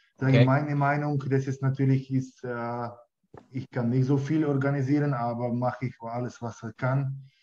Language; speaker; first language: German; non-native, learner; Ukrainian